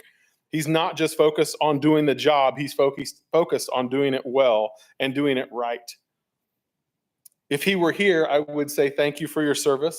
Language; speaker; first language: English; native; English